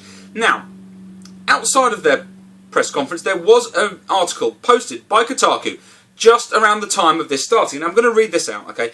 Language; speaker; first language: English; native; English